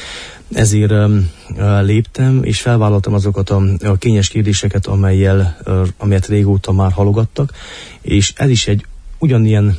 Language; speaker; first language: Hungarian; native; Hungarian